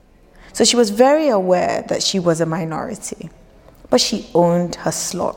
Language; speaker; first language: English; non-native, local second language; Yoruba